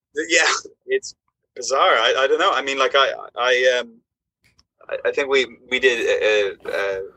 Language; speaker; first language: English; native; English